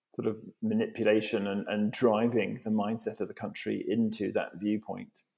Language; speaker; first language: English; native; English